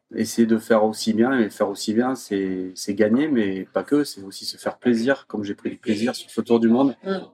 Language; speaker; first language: French; native; French